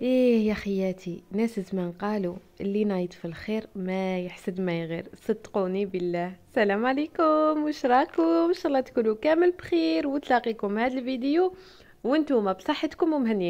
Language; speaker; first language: Arabic; native; Arabic